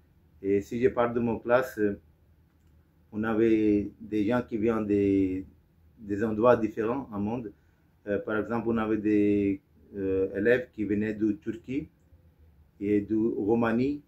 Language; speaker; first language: French; non-native, fluent; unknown